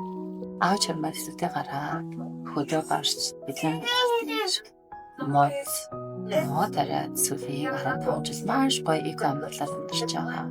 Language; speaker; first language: Mongolian; native; Mongolian